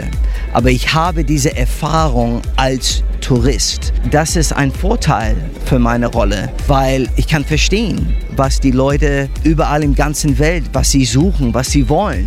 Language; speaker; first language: German; non-native, fluent; English